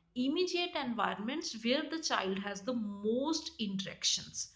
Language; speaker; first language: English; non-native, local second language; Punjabi